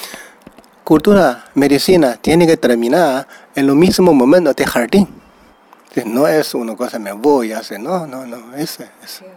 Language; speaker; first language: Spanish; non-native, learner; Chinese